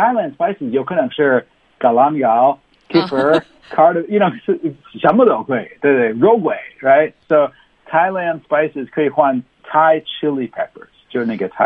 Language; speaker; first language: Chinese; non-native, learner; English